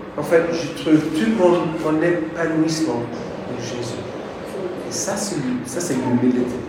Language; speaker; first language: French; non-native, fluent; English